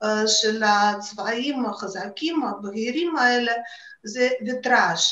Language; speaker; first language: Hebrew; non-native, fluent; Russian